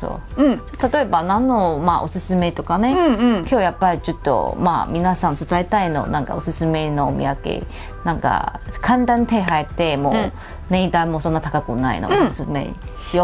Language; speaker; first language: Japanese; non-native, fluent; Chinese